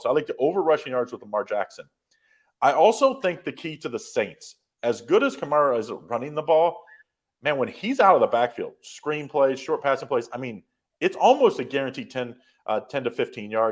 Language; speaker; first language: English; native; English